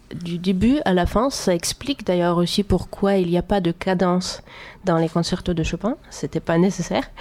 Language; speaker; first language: French; non-native, fluent; Russian